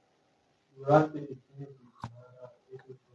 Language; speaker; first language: Italian; non-native, learner; French